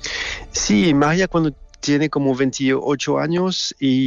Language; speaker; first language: Spanish; non-native, fluent; French